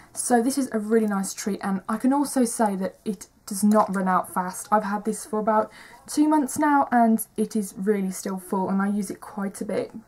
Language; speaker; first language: English; native; English